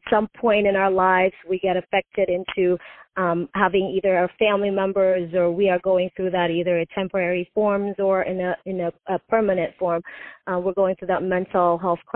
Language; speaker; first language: English; non-native, local second language; Filipino